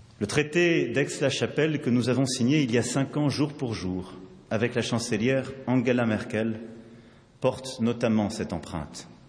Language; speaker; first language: French; native; French